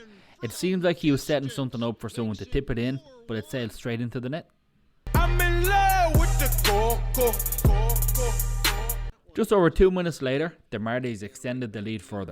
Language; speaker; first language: English; native; English